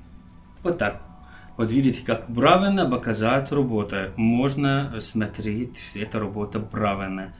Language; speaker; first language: Russian; non-native, learner; Arabic